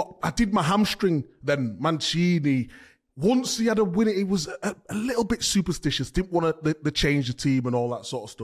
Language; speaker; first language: English; native; English